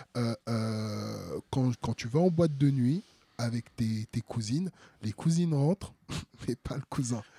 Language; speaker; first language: French; early bilingual, other home language; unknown